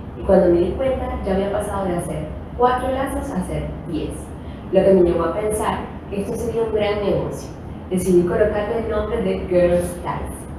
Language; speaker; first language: Spanish; native; Spanish